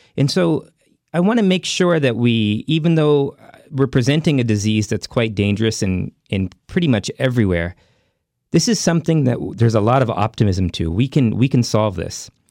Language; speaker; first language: English; early bilingual, other home language; Hindi